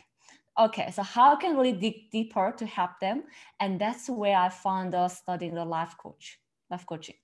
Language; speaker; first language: English; non-native, learner; Korean